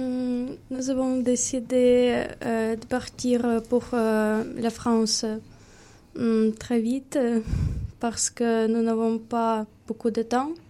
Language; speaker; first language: French; non-native, learner; Ukrainian